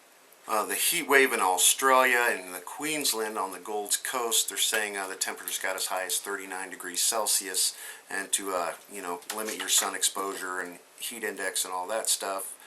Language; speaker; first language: English; native; English